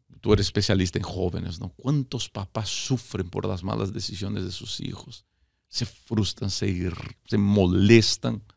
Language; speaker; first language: Spanish; early bilingual, heritage; Spanish